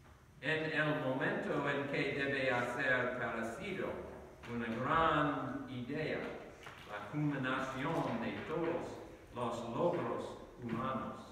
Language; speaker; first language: Spanish; non-native, learner; English